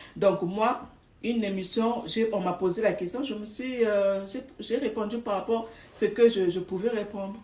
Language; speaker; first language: French; non-native, local second language; Lingala